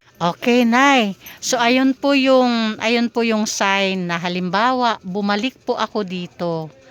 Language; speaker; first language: Filipino; non-native, local second language; Waray